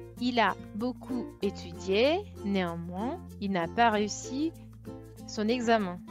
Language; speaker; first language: French; non-native, fluent; Italian